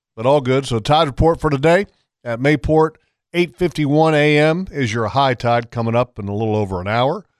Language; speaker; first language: English; native; English